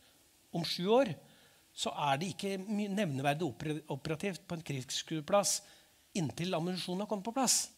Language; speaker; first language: Norwegian; native; Norwegian